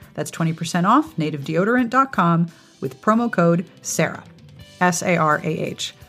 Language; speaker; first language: English; native; English